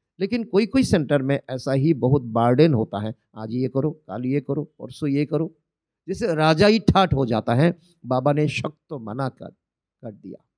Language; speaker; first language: Hindi; non-native, local second language; Bangla